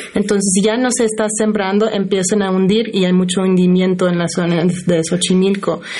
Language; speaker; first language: Spanish; non-native, fluent; English